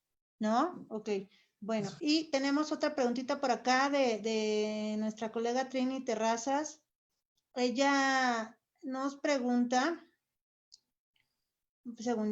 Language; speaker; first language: Spanish; native; Spanish